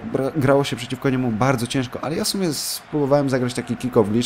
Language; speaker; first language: Polish; native; Polish